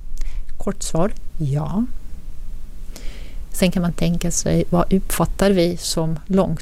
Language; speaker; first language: Swedish; non-native, fluent; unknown